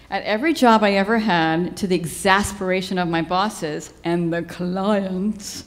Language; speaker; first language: English; native; English